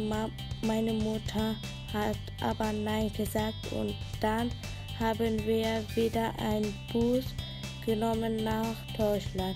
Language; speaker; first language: German; early bilingual, other home language; Arabic